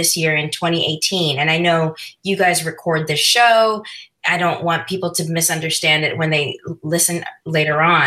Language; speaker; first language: English; non-native, local second language; Filipino